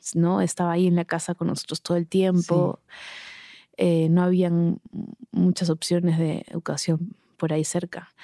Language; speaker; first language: Spanish; native; Spanish